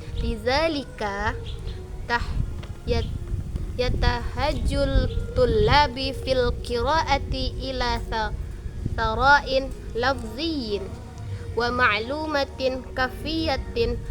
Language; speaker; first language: Arabic; non-native, learner; Indonesian